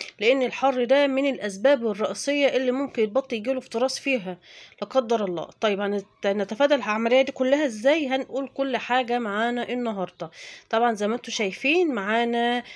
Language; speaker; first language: Arabic; native; Arabic